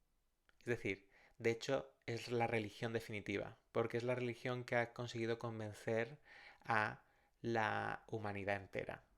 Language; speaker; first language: Spanish; native; Spanish